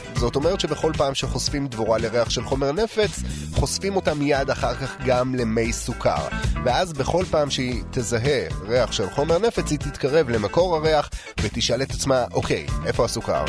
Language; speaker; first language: Hebrew; native; Hebrew